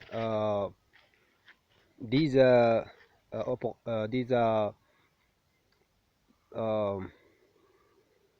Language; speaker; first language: German; non-native, learner; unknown